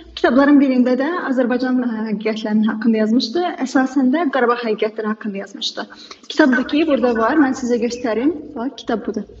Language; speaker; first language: Azerbaijani; early bilingual, heritage; Azerbaijani